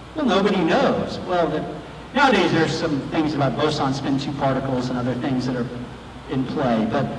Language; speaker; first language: English; native; English